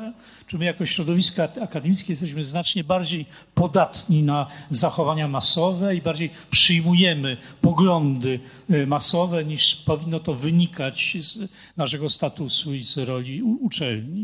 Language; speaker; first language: Polish; native; Polish